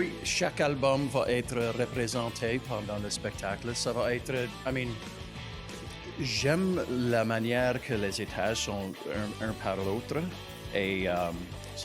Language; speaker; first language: French; non-native, local second language; English